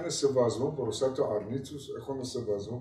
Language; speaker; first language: Greek; non-native, learner; Persian